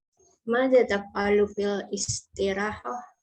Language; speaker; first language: Arabic; non-native, learner; Indonesian